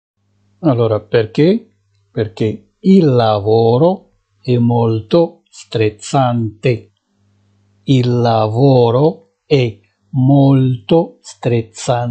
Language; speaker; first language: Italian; non-native, fluent; Arabic